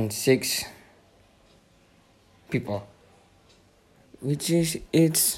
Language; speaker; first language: English; non-native, learner; Indonesian